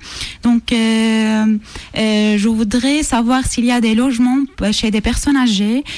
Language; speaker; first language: French; non-native, learner; Arabic